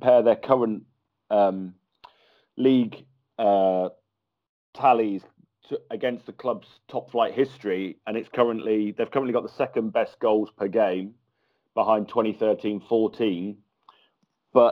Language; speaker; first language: English; native; English